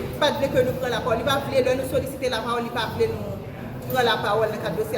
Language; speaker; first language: French; non-native, local second language; Haitian Creole